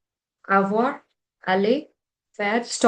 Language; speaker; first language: French; non-native, fluent; Hindi